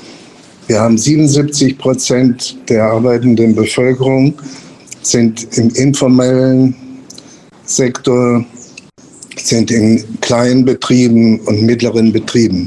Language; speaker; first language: German; non-native, fluent; Spanish